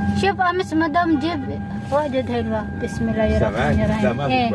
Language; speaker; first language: Arabic; non-native, learner; Filipino